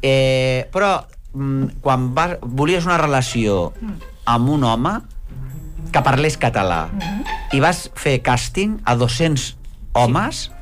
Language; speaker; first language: Catalan; native; Catalan